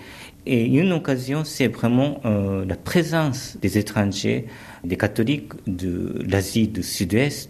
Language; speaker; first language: French; early bilingual, other home language; Japanese